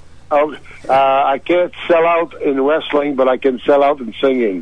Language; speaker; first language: English; non-native, fluent; French